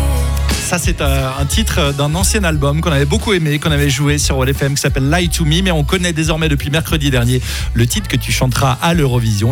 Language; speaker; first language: French; native; French